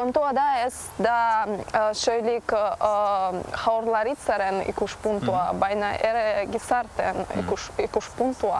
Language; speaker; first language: Basque; non-native, learner; Russian